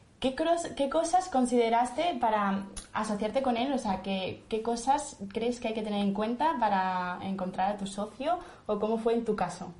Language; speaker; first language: Spanish; native; Spanish